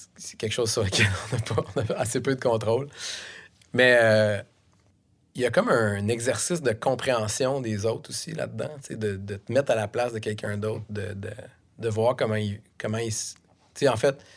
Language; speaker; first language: French; native; French